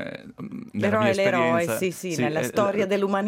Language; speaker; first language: Italian; native; Italian